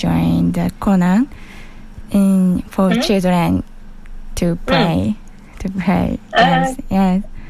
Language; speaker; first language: English; non-native, learner; Japanese